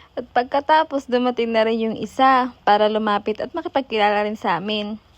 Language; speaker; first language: Filipino; native; Filipino